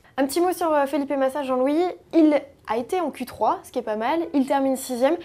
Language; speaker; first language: French; native; French